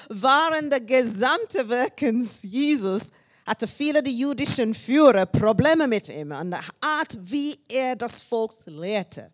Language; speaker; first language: German; non-native, learner; English